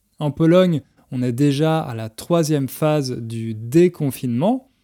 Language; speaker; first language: French; native; French